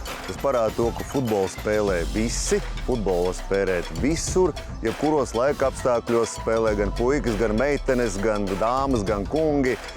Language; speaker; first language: Latvian; native; Latvian